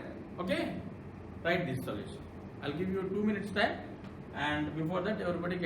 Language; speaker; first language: English; non-native, local second language; Telugu